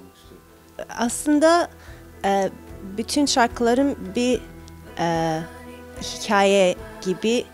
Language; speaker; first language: Turkish; early bilingual, heritage; Turkish